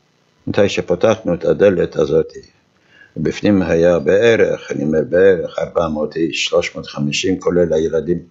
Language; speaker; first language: Hebrew; non-native, fluent; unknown